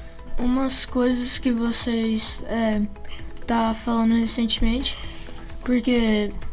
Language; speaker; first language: Portuguese; early bilingual, heritage; Portuguese